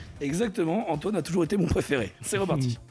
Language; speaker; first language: French; native; French